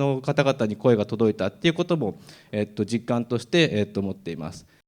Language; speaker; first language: Japanese; native; Japanese